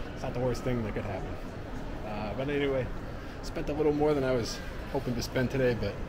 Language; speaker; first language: English; native; English